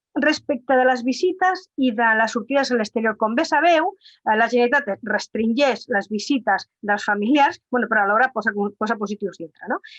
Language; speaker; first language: Catalan; non-native, local second language; Spanish